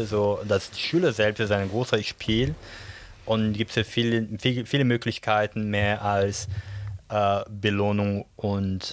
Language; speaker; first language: German; non-native, fluent; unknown